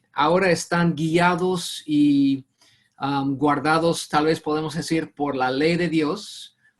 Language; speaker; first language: Spanish; non-native, fluent; English